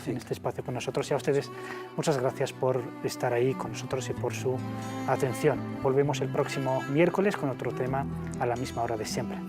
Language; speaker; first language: Spanish; native; Spanish